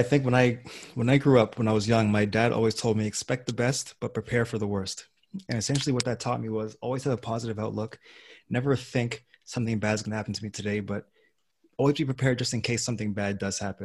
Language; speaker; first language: English; native; English